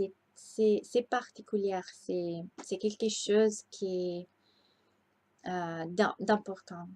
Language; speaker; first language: French; non-native, learner; Italian